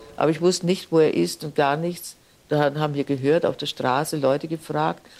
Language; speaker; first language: German; native; German